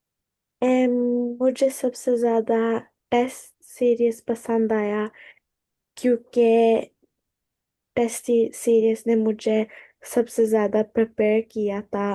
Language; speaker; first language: Hindi; early bilingual, heritage; Hindi